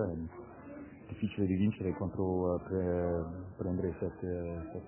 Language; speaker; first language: Italian; non-native, learner; English